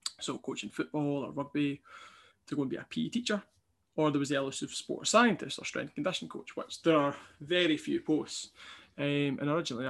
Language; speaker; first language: English; native; English